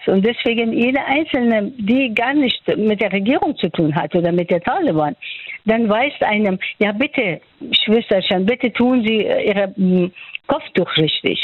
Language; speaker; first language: German; non-native, fluent; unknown